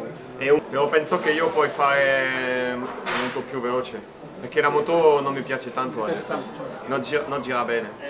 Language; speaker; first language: Italian; non-native, learner; French